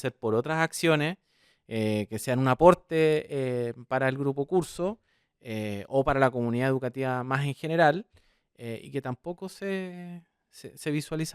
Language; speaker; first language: Spanish; native; Spanish